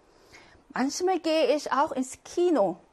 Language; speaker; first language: German; non-native, fluent; Korean